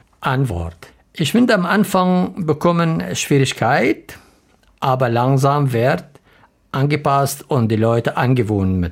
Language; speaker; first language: German; non-native, learner; Arabic